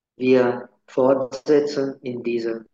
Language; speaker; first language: German; non-native, fluent; Czech